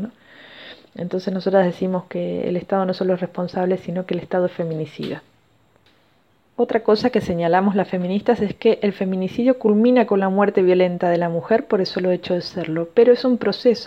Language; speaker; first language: Spanish; native; Spanish